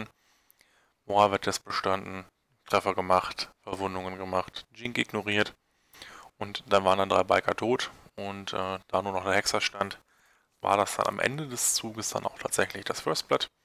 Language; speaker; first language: German; native; German